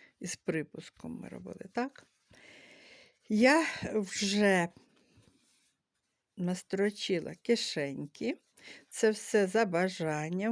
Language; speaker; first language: Ukrainian; native; Ukrainian